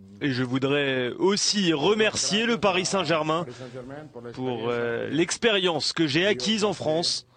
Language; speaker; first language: French; non-native, fluent; Italian